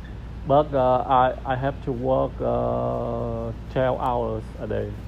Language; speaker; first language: English; non-native, learner; Vietnamese